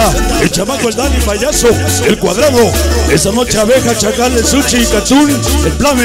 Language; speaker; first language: Spanish; native; Spanish